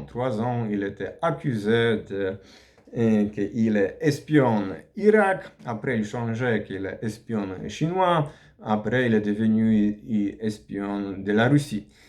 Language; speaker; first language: French; non-native, learner; Polish